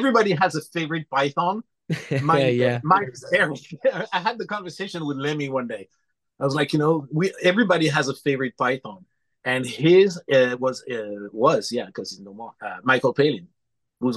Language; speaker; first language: English; non-native, fluent; French